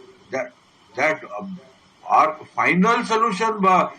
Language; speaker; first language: English; non-native, local second language; Bangla